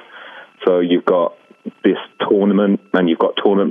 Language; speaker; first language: English; native; English